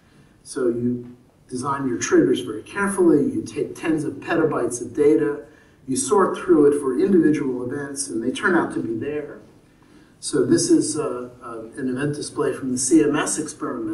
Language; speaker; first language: English; native; English